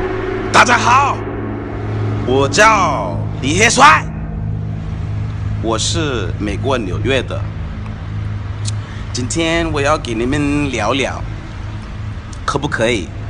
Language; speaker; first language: Chinese; non-native, fluent; English